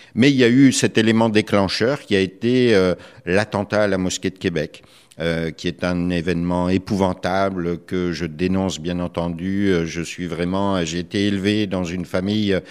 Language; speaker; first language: French; native; French